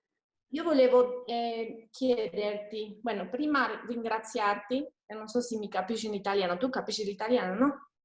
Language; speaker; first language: Italian; non-native, fluent; Spanish